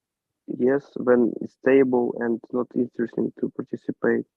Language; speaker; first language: English; non-native, learner; Ukrainian